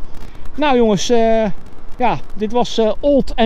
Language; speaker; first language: Dutch; native; Dutch